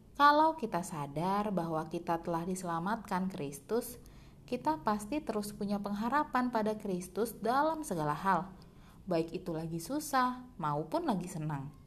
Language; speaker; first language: Indonesian; native; Indonesian